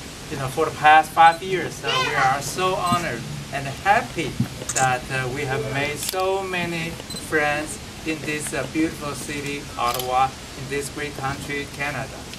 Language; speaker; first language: English; non-native, fluent; Chinese